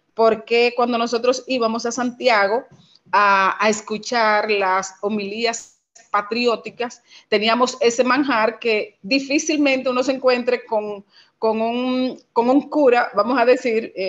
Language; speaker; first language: Spanish; native; Spanish